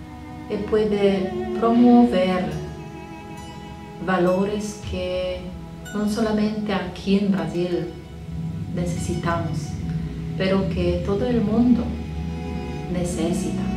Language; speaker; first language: Spanish; non-native, learner; Polish